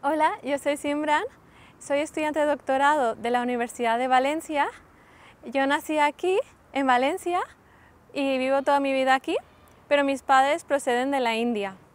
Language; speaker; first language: Spanish; early bilingual, other home language; Sindhi